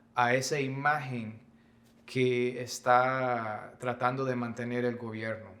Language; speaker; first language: Spanish; non-native, fluent; English